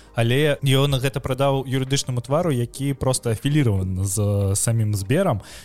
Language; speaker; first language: Belarusian; non-native, local second language; Russian